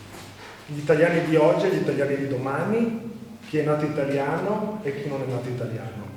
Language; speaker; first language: Italian; native; Italian